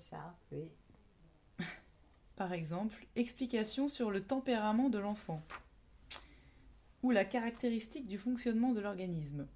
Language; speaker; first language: French; native; French